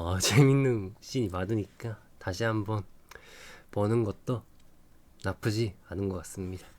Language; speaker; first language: Korean; non-native, fluent; Japanese